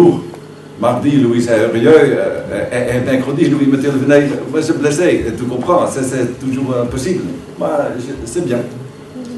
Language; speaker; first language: French; non-native, learner; Dutch